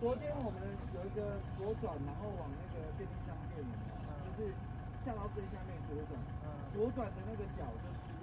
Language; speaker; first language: Chinese; native; Chinese